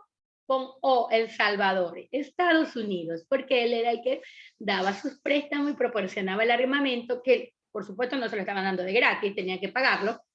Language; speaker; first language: Spanish; native; Spanish